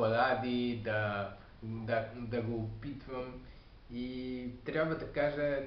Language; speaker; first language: Bulgarian; non-native, learner; French